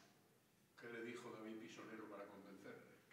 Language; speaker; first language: Spanish; native; Spanish